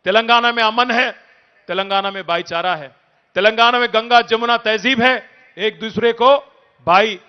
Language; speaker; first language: Hindi; non-native, local second language; Telugu